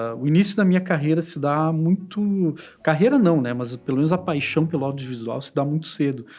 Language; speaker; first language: Portuguese; native; Portuguese